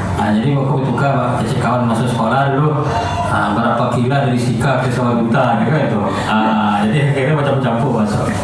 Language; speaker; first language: Indonesian; non-native, local second language; Minangkabau